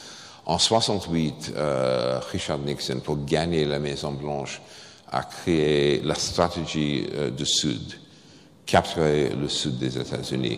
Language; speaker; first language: French; non-native, fluent; English